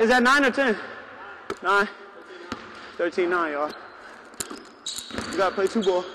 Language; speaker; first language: English; native; English